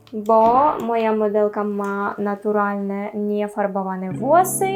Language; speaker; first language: Polish; non-native, learner; Russian